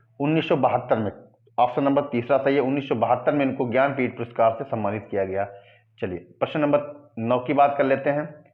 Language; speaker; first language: Hindi; native; Hindi